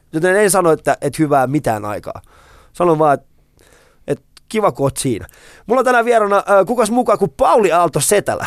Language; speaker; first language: Finnish; early bilingual, other home language; Persian